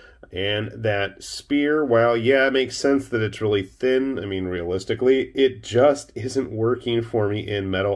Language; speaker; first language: English; native; English